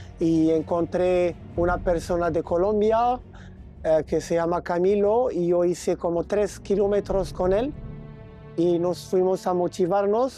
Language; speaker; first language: Spanish; non-native, learner; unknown